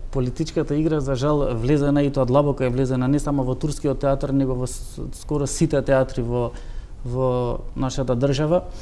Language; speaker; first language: Macedonian; non-native, local second language; Turkish